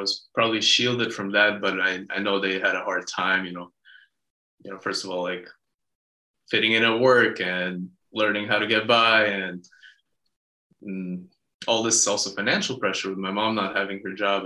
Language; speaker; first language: English; early bilingual, other home language; Hebrew